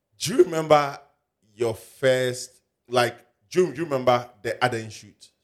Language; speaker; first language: English; non-native, local second language; Akan